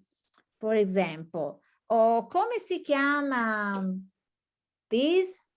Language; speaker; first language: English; non-native, fluent; Italian